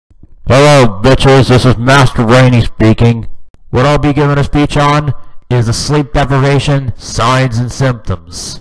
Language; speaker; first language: English; native; English